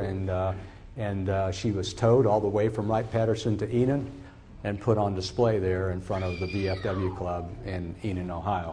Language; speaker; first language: English; native; English